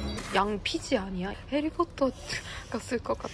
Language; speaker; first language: Korean; native; Korean